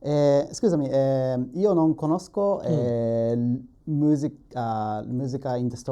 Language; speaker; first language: Italian; non-native, learner; Japanese